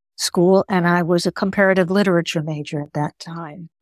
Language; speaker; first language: English; early bilingual, other home language; Greek